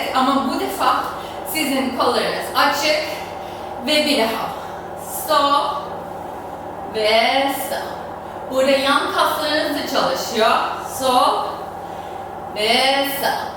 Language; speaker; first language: Turkish; non-native, fluent; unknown